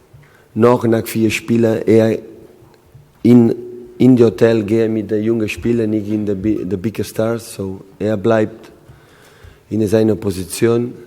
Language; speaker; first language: German; non-native, learner; Spanish